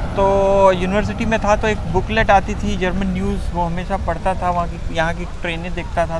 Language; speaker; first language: Hindi; native; Hindi